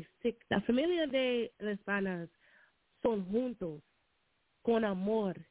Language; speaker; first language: Spanish; non-native, learner; English